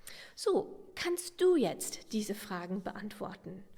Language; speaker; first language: German; non-native, fluent; English